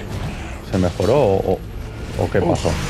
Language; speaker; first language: Spanish; native; Spanish